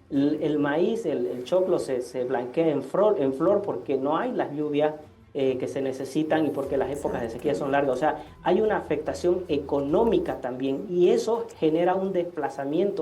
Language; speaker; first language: Spanish; native; Spanish